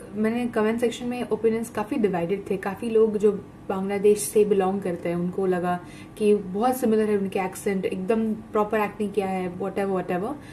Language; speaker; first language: Hindi; non-native, local second language; Gujarati